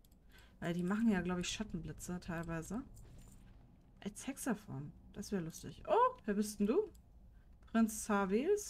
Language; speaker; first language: German; native; German